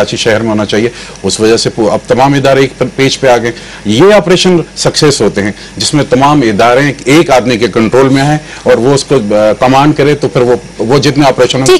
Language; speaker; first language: Urdu; native; Urdu